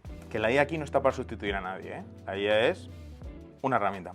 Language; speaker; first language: Spanish; native; Spanish